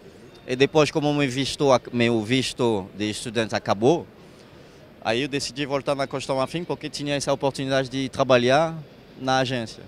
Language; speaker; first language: Portuguese; non-native, fluent; French